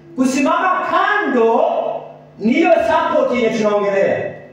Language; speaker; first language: Swahili; non-native, local second language; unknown